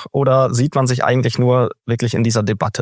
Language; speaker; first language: German; native; German